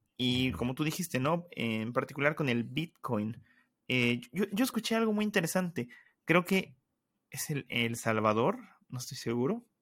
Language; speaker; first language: Spanish; native; Spanish